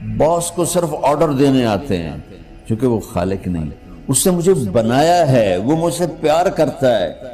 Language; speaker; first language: Urdu; non-native, local second language; Punjabi